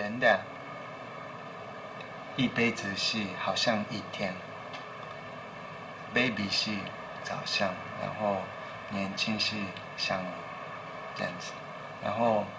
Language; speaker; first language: Chinese; non-native, learner; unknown